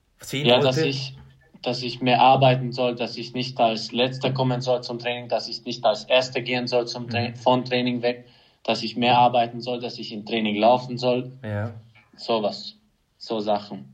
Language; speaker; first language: German; non-native, fluent; Hungarian